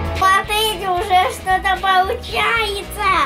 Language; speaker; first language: Russian; native; Russian